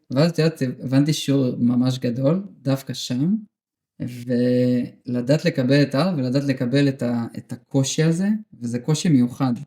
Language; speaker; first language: Hebrew; early bilingual, other home language; Russian